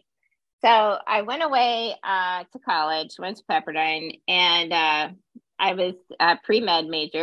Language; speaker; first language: English; native; English